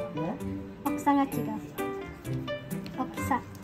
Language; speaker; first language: Japanese; non-native, fluent; Filipino